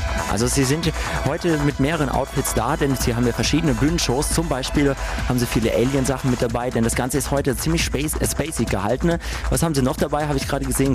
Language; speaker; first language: German; native; German